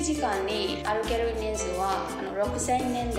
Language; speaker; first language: Japanese; non-native, fluent; Burmese